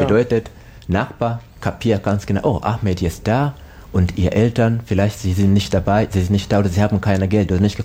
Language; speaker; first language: German; non-native, learner; Swahili